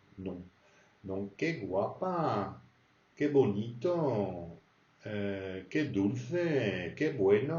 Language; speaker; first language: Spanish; non-native, fluent; French